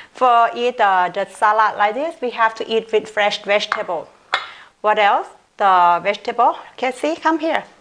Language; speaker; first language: English; non-native, local second language; Thai